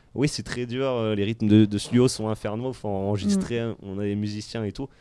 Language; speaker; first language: French; native; French